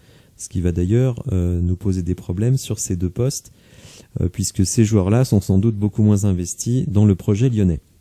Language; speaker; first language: French; native; French